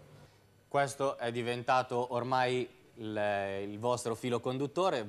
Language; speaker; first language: Italian; native; Italian